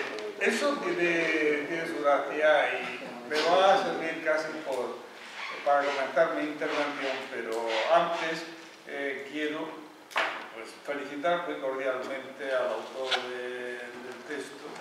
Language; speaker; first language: Spanish; native; Spanish